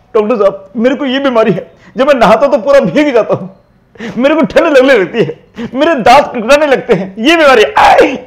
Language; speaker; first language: Hindi; native; Hindi